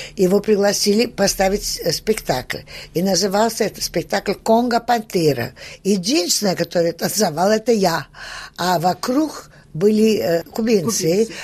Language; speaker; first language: Russian; early bilingual, heritage; Russian